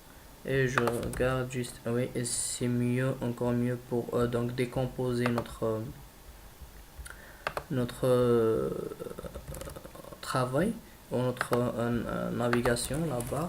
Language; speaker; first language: French; non-native, learner; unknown